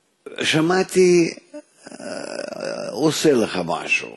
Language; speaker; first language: Hebrew; non-native, fluent; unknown